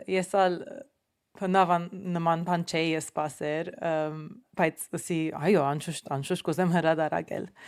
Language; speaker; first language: Armenian; early bilingual, heritage; Armenian